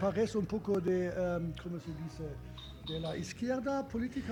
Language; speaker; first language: Spanish; non-native, learner; German